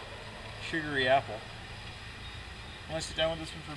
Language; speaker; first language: English; native; English